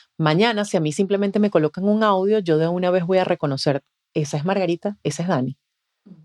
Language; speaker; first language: Spanish; native; Spanish